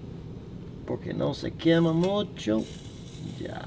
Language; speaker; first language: Spanish; non-native, learner; English